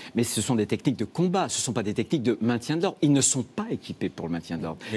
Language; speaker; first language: French; native; French